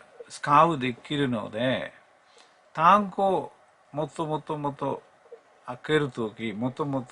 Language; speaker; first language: Japanese; non-native, learner; Malayalam